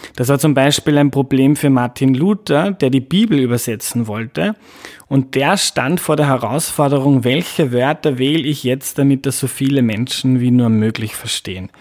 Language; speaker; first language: German; native; German